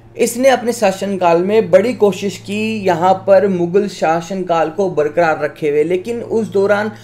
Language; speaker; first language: Hindi; native; Hindi